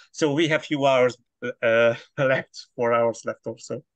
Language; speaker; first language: English; non-native, fluent; Hungarian